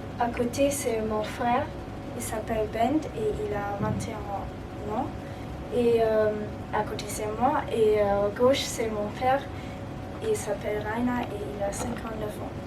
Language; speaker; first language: French; non-native, learner; German